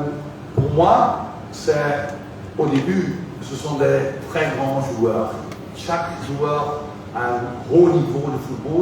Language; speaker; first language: French; non-native, fluent; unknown